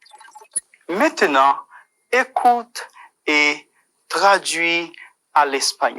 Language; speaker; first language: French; non-native, fluent; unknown